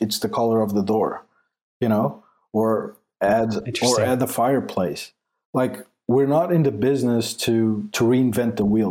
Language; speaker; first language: English; non-native, fluent; Portuguese